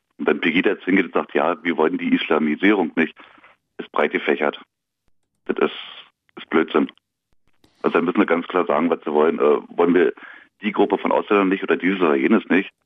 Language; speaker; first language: German; native; German